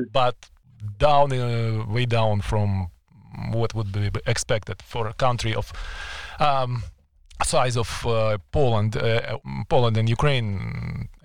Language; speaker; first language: English; non-native, fluent; Ukrainian